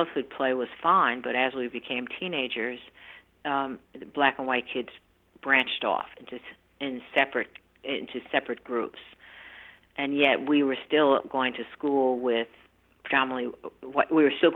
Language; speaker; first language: English; native; English